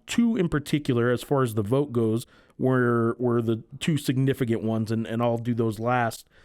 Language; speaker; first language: English; native; English